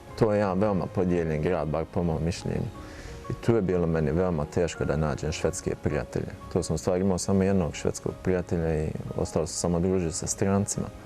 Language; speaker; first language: Bosnian; early bilingual, heritage; Bosnian